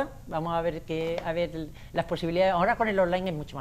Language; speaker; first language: Spanish; native; Spanish